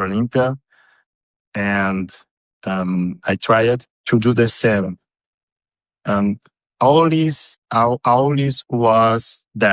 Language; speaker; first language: English; non-native, learner; Portuguese